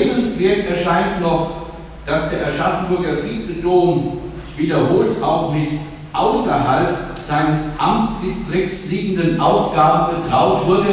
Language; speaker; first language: German; native; German